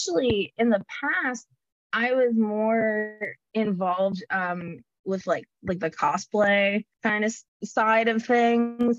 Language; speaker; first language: English; native; English